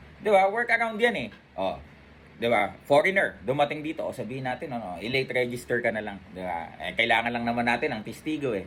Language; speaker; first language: Filipino; native; Filipino